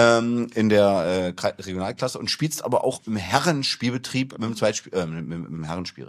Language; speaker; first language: German; native; German